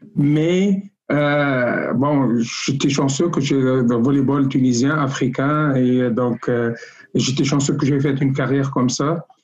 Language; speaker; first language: French; non-native, local second language; Arabic